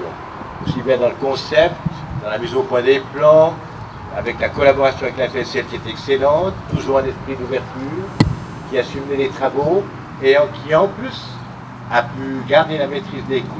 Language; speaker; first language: French; native; French